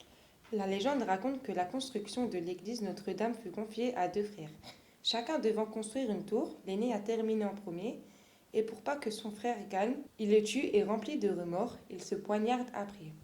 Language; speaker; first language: French; native; French